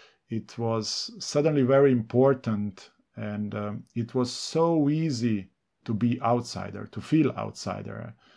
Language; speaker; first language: English; non-native, fluent; Serbian